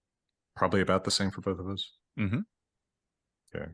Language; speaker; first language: English; native; English